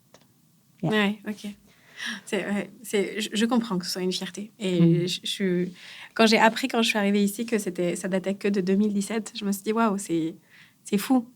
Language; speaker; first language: French; native; French